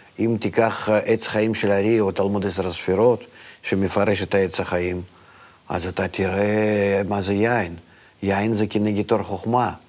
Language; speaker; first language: Hebrew; non-native, fluent; Russian